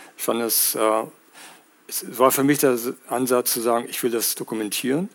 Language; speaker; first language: German; native; German